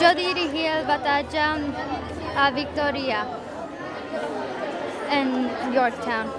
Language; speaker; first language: Spanish; non-native, learner; English